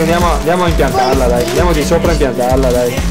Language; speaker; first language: Italian; native; Italian